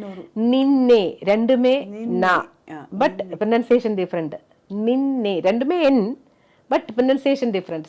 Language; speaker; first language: Telugu; non-native, local second language; Malayalam